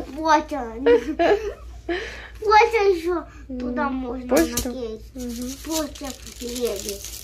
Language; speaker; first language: Russian; early bilingual, heritage; Russian